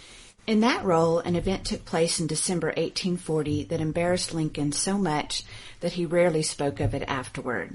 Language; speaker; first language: English; native; English